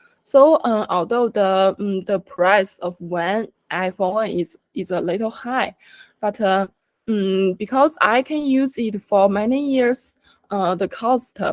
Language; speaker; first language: English; non-native, learner; Chinese